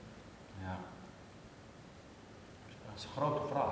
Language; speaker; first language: Dutch; non-native, learner; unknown